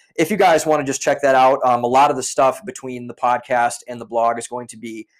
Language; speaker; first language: English; native; English